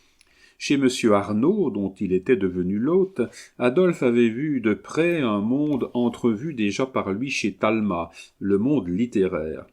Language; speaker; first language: French; native; French